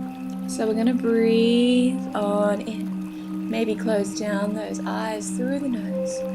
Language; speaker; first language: English; native; English